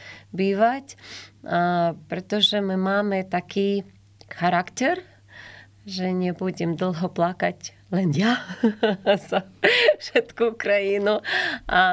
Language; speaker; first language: Slovak; non-native, learner; Ukrainian